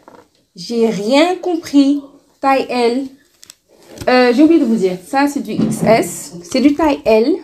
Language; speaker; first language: French; non-native, local second language; Wolof